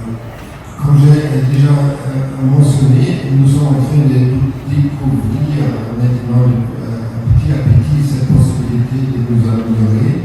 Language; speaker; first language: French; non-native, fluent; German